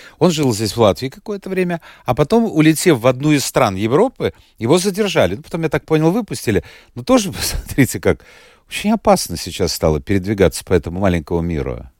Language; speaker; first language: Russian; native; Russian